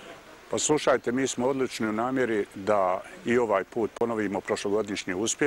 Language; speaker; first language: Bosnian; native; Bosnian